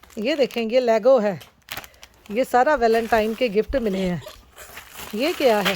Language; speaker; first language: Urdu; non-native, local second language; Punjabi